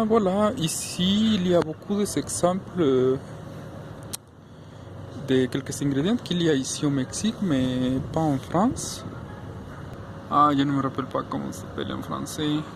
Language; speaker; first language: French; non-native, fluent; Spanish